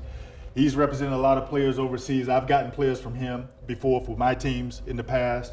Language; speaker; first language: English; native; English